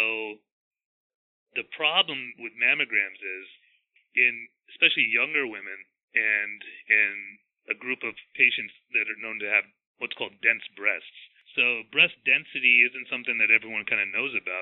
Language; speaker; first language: English; native; English